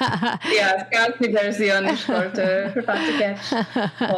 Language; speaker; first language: Albanian; non-native, learner; English